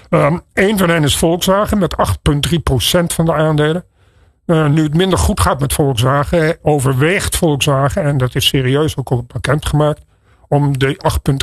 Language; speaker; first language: Dutch; native; Dutch